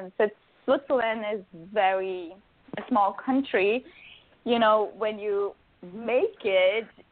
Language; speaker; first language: English; non-native, fluent; Swiss German